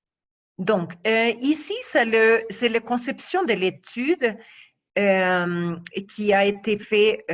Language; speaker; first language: French; non-native, fluent; Spanish